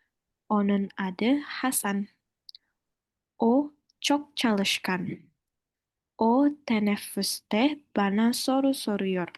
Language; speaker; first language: Turkish; non-native, learner; Indonesian